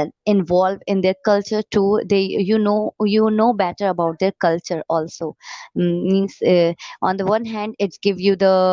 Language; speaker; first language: English; non-native, learner; Urdu